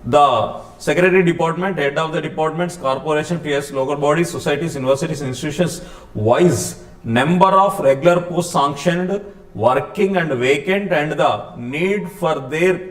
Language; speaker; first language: English; non-native, local second language; Telugu